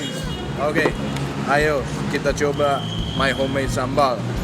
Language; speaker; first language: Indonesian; non-native, learner; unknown